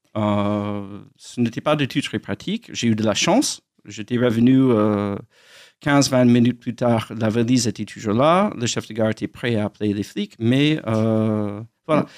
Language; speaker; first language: French; non-native, fluent; English